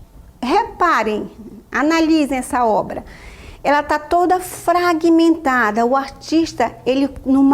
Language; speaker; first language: Portuguese; native; Portuguese